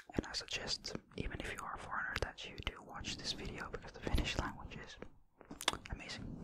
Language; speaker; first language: English; non-native, fluent; Finnish